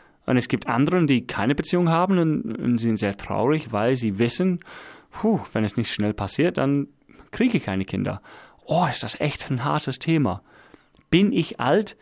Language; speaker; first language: German; non-native, fluent; English